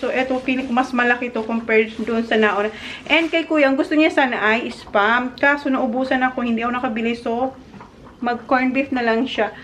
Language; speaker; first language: Filipino; non-native, local second language; Bikol